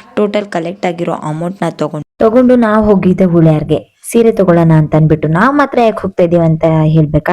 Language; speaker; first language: Kannada; non-native, local second language; Lambadi